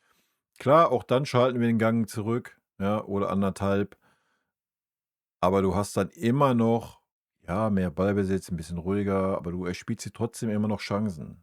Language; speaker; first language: German; native; German